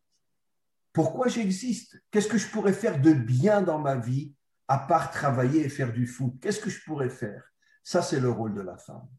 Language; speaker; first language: French; native; French